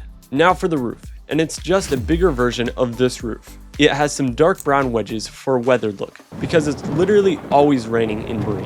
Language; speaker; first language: English; native; English